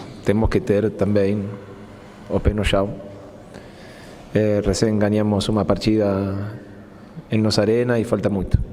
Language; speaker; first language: Portuguese; non-native, fluent; Spanish